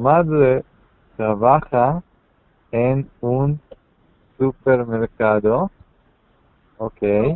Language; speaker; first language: Spanish; non-native, learner; English